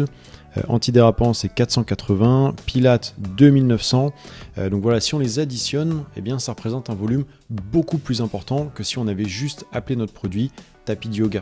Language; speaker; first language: French; native; French